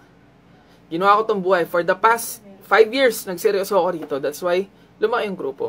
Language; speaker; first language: Filipino; native; Filipino